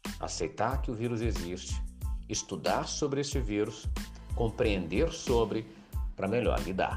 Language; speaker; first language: Portuguese; native; Portuguese